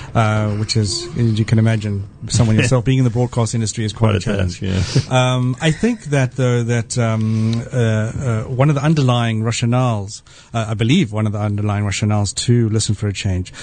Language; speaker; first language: English; native; English